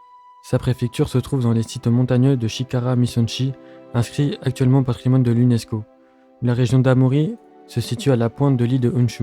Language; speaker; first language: French; native; French